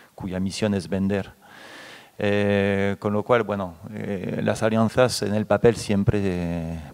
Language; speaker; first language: Spanish; non-native, fluent; French